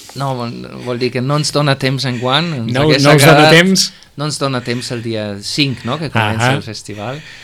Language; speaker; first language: Catalan; non-native, fluent; German